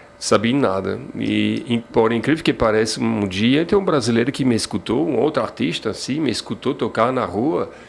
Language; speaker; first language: Portuguese; non-native, fluent; French